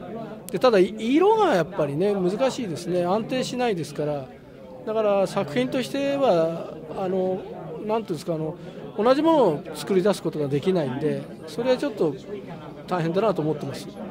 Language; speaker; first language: Japanese; native; Japanese